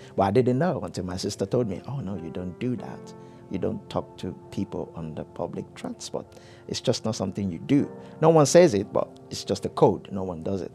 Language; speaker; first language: English; non-native, local second language; Yoruba